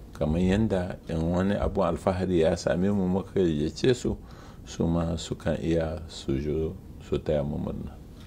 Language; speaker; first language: Hausa; non-native, local second language; Arabic